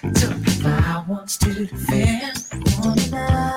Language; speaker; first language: English; native; English